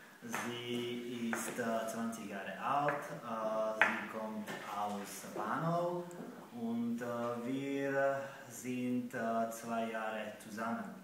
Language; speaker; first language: German; non-native, learner; Slovak